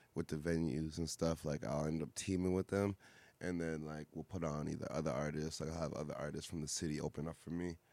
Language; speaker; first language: English; native; English